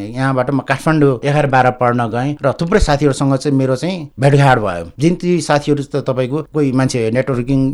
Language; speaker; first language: Nepali; non-native, local second language; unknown